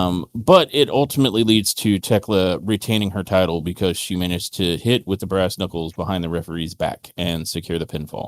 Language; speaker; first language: English; native; English